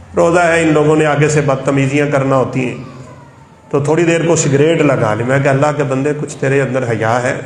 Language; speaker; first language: Urdu; non-native, local second language; Punjabi